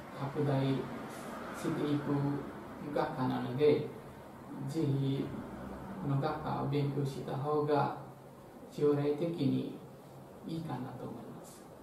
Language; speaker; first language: Japanese; non-native, fluent; Nepali